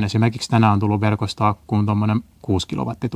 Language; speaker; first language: Finnish; native; Finnish